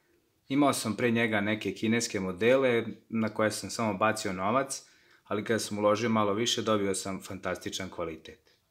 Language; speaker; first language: Serbian; native; Serbian